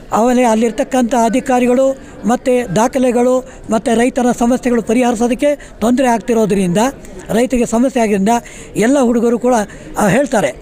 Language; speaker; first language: Kannada; native; Kannada